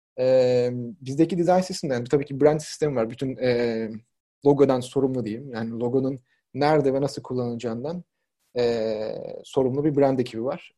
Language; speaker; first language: Turkish; native; Turkish